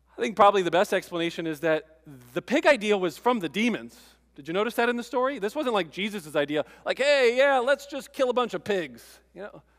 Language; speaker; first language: English; native; English